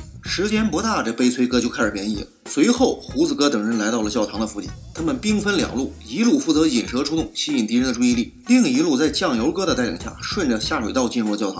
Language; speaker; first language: Chinese; native; Chinese